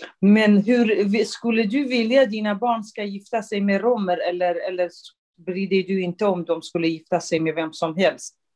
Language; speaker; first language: Swedish; non-native, fluent; Kurdish